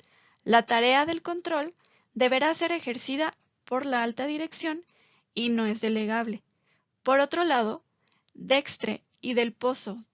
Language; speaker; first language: Spanish; native; Spanish